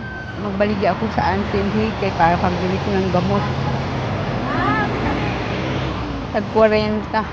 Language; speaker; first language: Filipino; non-native, local second language; Waray